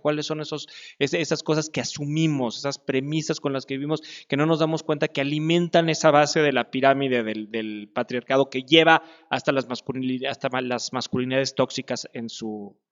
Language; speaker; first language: Spanish; native; Spanish